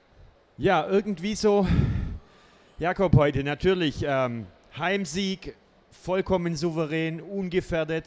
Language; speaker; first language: German; native; German